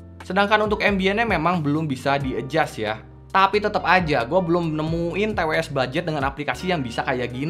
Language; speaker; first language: Indonesian; native; Indonesian